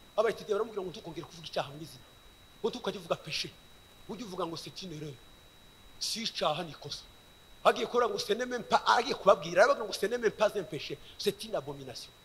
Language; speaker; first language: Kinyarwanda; early bilingual, heritage; Kinyarwanda